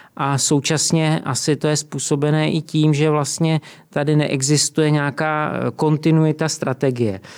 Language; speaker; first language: Czech; native; Czech